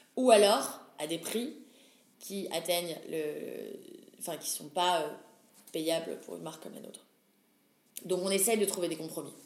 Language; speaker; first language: French; native; French